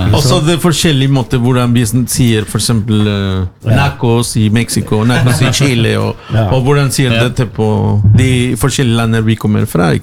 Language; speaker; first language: Swedish; non-native, learner; Spanish